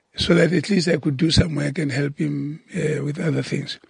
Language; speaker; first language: English; non-native, local second language; Southern Sotho